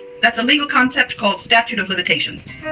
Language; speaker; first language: English; native; English